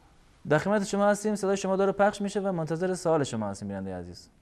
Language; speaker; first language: Persian; native; Persian